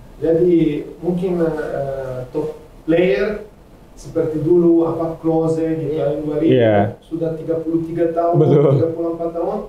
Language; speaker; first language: Indonesian; non-native, fluent; Italian